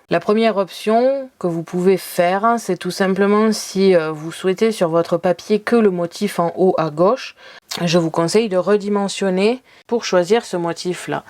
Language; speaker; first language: French; native; French